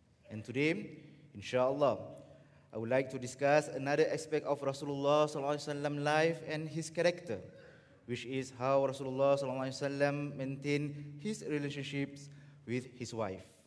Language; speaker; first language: English; non-native, local second language; Malay